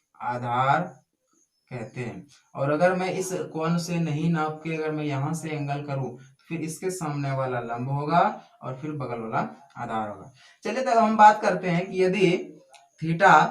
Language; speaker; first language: Hindi; native; Hindi